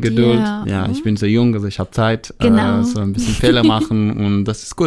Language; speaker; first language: German; non-native, learner; Hebrew